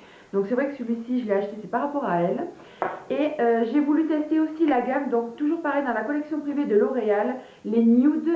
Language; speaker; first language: French; native; French